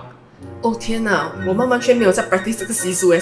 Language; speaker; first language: Chinese; native; Chinese